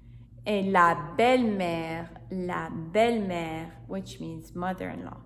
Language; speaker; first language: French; non-native, fluent; English